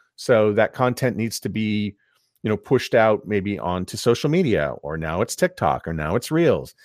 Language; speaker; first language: English; native; English